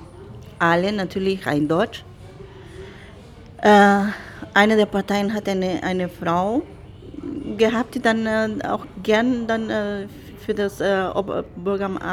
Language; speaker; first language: German; non-native, fluent; Spanish